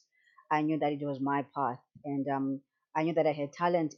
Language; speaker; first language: English; non-native, local second language; Xhosa